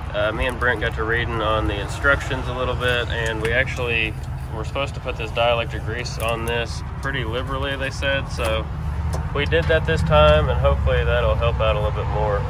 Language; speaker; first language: English; native; English